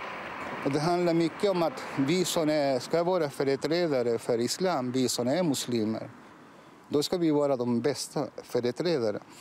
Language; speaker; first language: Swedish; non-native, fluent; Arabic